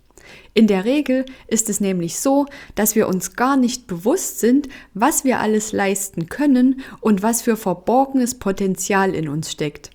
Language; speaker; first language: German; native; German